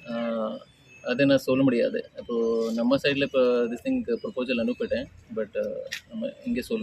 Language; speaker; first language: Tamil; non-native, fluent; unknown